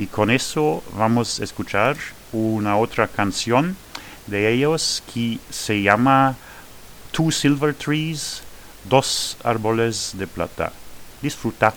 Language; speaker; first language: Spanish; non-native, fluent; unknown